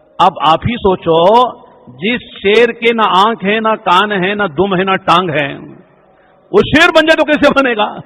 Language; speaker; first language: Urdu; native; Urdu